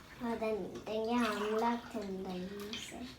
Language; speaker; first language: Swedish; early bilingual, other home language; Thai